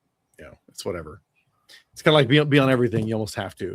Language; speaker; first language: English; native; English